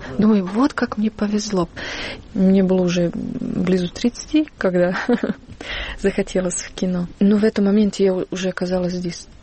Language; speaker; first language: Russian; non-native, fluent; Serbian